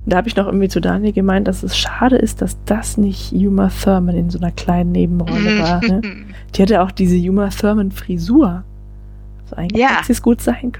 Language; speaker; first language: German; native; German